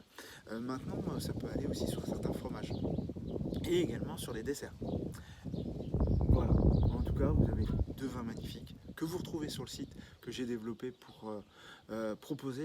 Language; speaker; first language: French; native; French